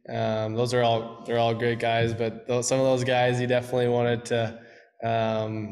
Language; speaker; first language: English; native; English